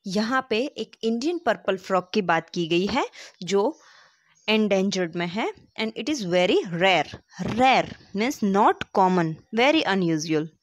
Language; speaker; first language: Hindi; non-native, local second language; Gujarati